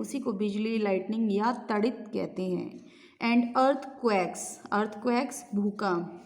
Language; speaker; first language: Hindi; native; Hindi